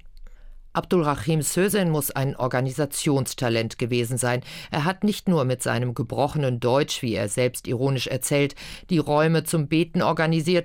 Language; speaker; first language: German; native; German